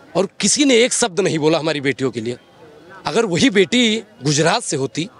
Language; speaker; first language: Hindi; native; Hindi